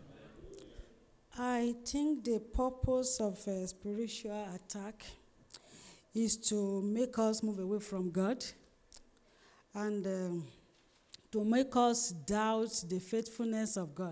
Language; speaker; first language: English; non-native, local second language; Yoruba